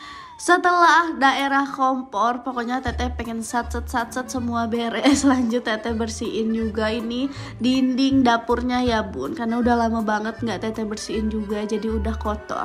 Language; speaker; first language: Indonesian; non-native, local second language; Sundanese